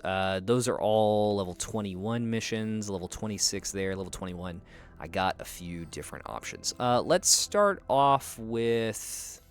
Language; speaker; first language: English; native; English